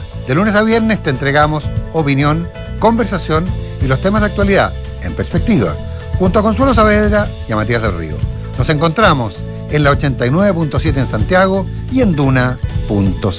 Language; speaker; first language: Spanish; native; Spanish